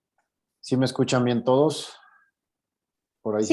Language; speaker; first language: Spanish; native; Spanish